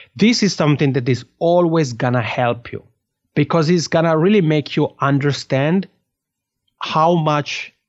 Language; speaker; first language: English; non-native, fluent; French